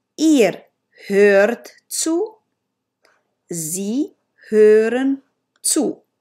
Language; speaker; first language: German; non-native, learner; Romanian